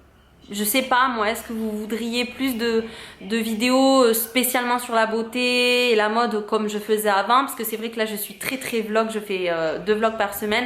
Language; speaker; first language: French; native; French